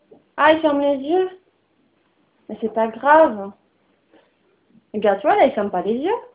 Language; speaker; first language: French; native; French